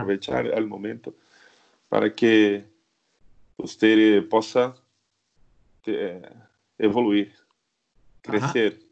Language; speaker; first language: Spanish; non-native, learner; Portuguese